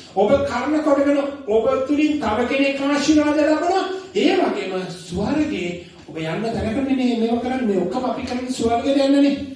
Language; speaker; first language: Sinhala; native; Sinhala